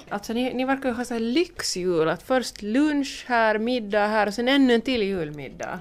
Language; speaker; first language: Swedish; native; Swedish